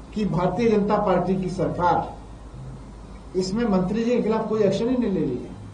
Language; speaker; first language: Hindi; native; Hindi